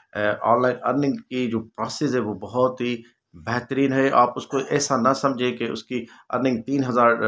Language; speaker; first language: Urdu; non-native, local second language; Sindhi